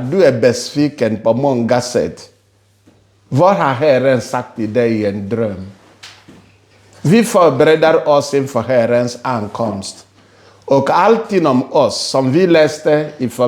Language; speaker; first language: Swedish; non-native, fluent; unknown